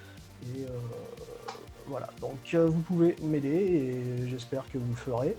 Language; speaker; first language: French; native; French